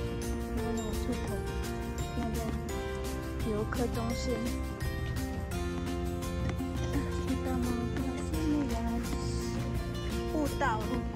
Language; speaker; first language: Chinese; non-native, learner; Indonesian